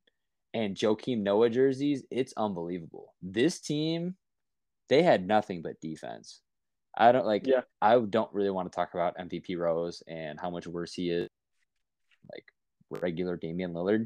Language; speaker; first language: English; native; English